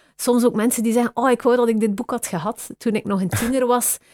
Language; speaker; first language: Dutch; native; Dutch